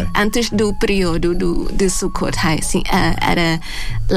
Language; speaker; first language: Portuguese; non-native, fluent; Thai